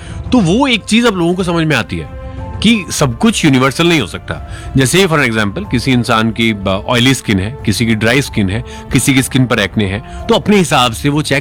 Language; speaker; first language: Hindi; native; Hindi